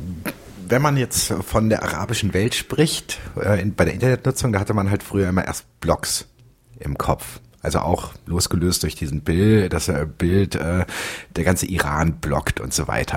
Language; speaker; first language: German; native; German